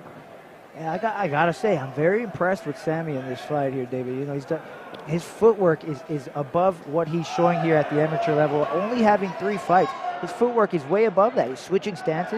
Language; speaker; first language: English; native; English